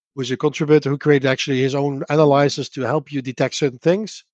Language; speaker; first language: English; non-native, fluent; Dutch